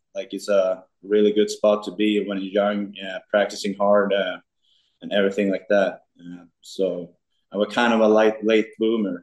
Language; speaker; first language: English; non-native, fluent; Swedish